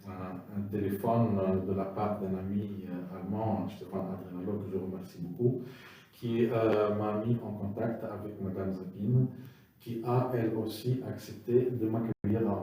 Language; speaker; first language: French; non-native, local second language; Arabic